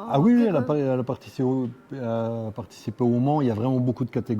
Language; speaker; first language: French; native; French